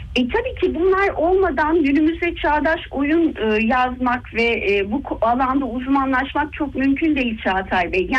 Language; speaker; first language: Turkish; native; Turkish